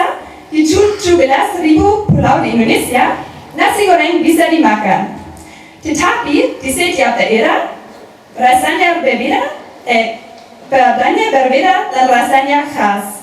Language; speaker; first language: Indonesian; non-native, learner; German